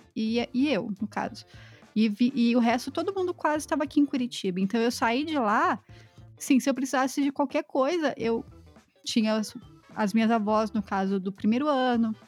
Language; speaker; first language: Portuguese; native; Portuguese